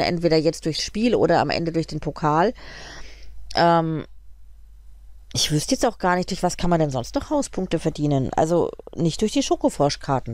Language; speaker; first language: German; native; German